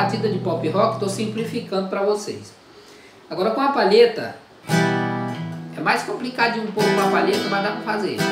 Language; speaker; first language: Portuguese; native; Portuguese